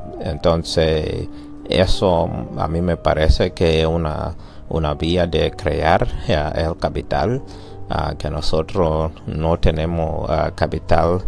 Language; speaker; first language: Spanish; non-native, learner; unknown